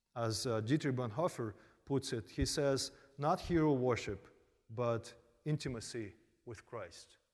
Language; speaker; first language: English; early bilingual, other home language; Korean